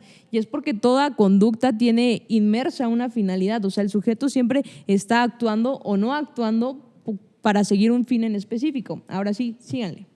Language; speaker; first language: Spanish; native; Spanish